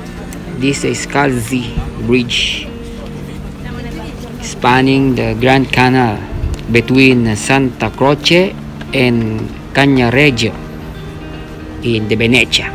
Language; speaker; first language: English; non-native, local second language; Filipino